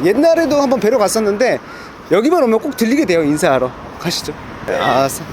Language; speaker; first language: Korean; native; Korean